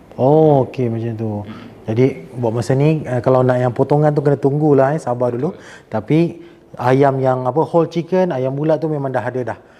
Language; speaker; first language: Malay; native; Malay